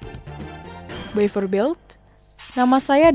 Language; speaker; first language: Dutch; non-native, learner; Indonesian